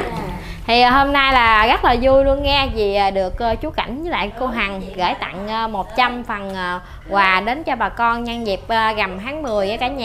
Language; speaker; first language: Vietnamese; native; Vietnamese